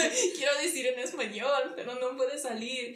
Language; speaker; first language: Spanish; early bilingual, heritage; English